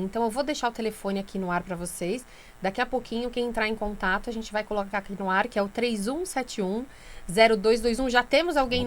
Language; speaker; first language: Portuguese; native; Portuguese